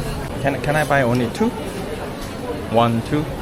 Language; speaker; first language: English; non-native, learner; Korean